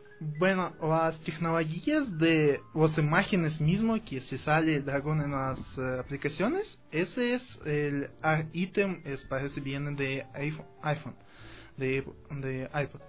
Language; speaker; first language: Spanish; non-native, fluent; Russian